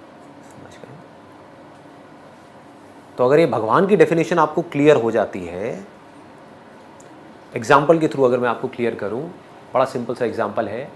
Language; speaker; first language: Hindi; native; Hindi